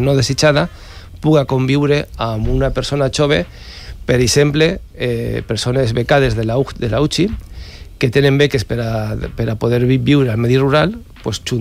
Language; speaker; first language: Catalan; native; Catalan